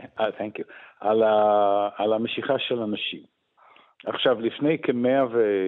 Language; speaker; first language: Hebrew; non-native, fluent; English